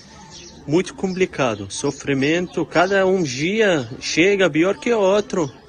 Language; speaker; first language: Portuguese; non-native, fluent; Arabic